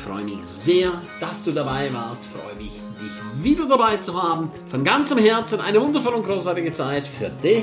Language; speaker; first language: German; native; German